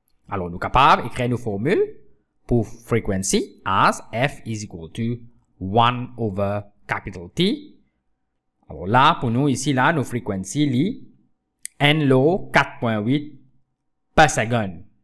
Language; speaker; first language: French; non-native, local second language; Morisyen